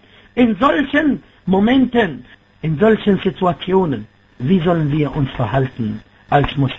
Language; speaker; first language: German; non-native, fluent; Arabic